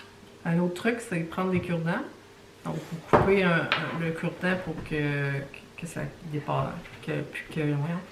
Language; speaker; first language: French; native; French